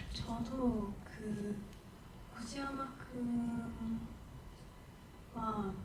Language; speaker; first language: Korean; non-native, learner; Japanese